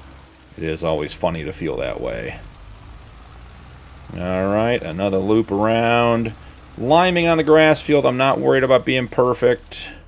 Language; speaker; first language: English; native; English